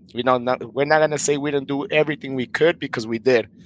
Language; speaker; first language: English; early bilingual, other home language; Spanish